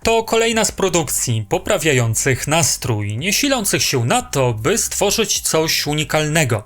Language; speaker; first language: Polish; native; Polish